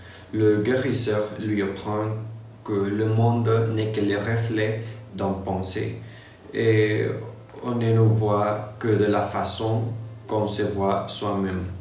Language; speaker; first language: French; non-native, learner; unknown